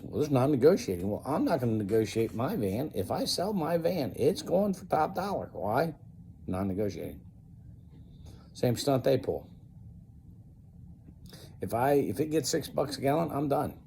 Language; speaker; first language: English; native; English